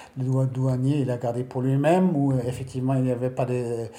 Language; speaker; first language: French; non-native, fluent; German